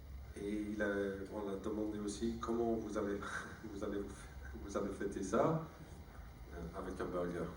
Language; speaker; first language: French; non-native, fluent; English